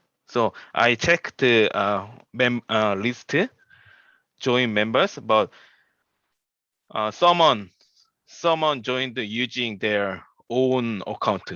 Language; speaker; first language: English; non-native, learner; Korean